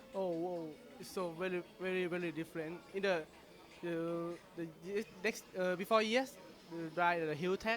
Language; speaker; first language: English; non-native, learner; Thai